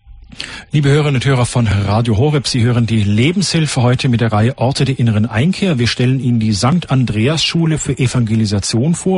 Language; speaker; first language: German; native; German